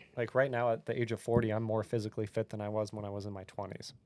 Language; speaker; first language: English; native; English